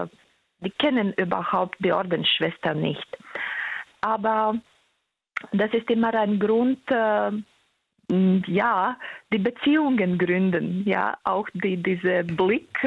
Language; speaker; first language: German; non-native, fluent; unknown